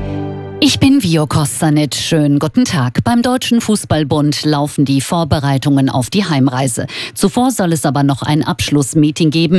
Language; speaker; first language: German; native; German